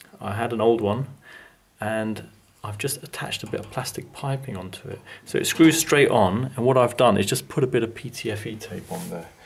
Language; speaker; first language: English; native; English